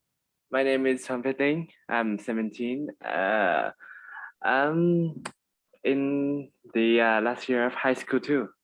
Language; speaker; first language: English; non-native, learner; Vietnamese